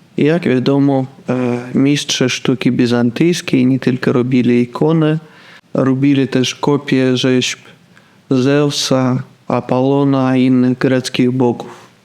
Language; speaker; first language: Polish; non-native, fluent; Russian